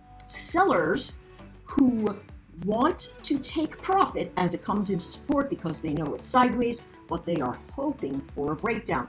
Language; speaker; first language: English; native; English